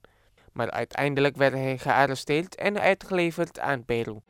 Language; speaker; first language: Dutch; non-native, fluent; Indonesian